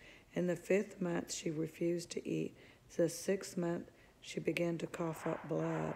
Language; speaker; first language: English; native; English